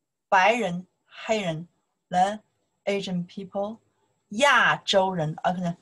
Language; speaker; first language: English; non-native, learner; Chinese